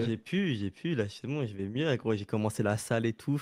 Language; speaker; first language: French; native; French